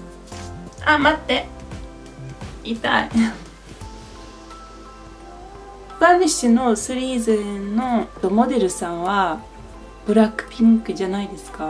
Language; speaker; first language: Japanese; non-native, fluent; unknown